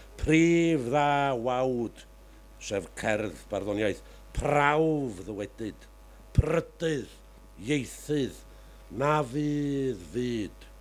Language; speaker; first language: Welsh; native; Welsh